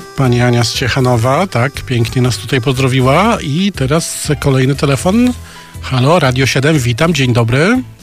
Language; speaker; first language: Polish; native; Polish